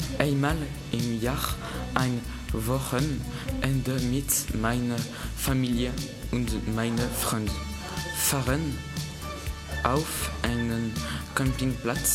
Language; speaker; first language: German; non-native, learner; French